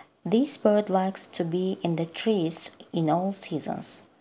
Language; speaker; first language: English; non-native, fluent; Azerbaijani